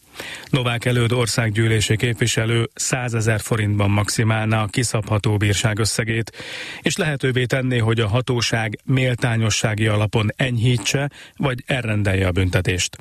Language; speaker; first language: Hungarian; native; Hungarian